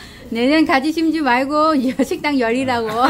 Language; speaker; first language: Korean; non-native, learner; Vietnamese